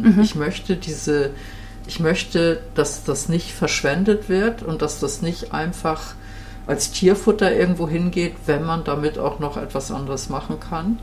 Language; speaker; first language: German; native; German